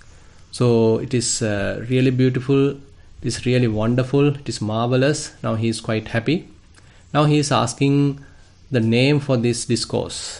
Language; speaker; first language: English; non-native, local second language; Sinhala